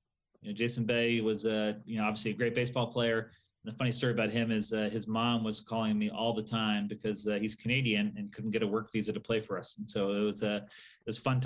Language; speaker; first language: English; native; English